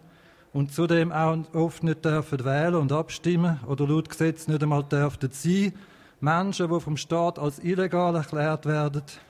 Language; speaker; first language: German; native; German